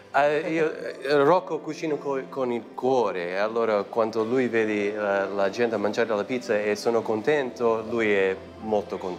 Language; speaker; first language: Italian; early bilingual, heritage; Italian